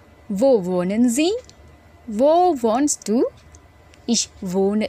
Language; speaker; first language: German; non-native, fluent; Indonesian